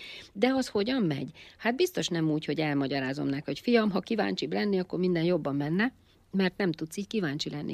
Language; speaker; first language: Hungarian; native; Hungarian